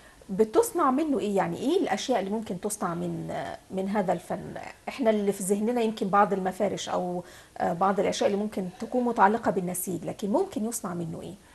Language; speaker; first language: Arabic; native; Arabic